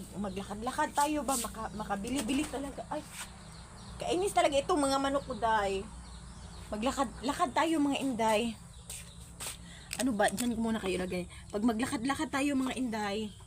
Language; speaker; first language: Filipino; non-native, local second language; Cebuano